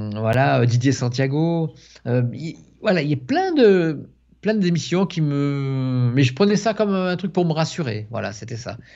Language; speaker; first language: French; native; French